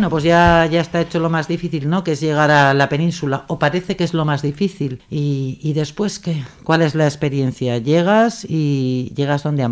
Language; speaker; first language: Spanish; native; Spanish